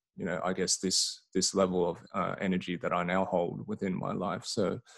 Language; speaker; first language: English; native; English